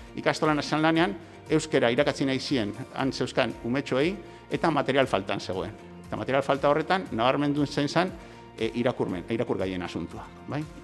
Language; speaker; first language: Basque; native; Basque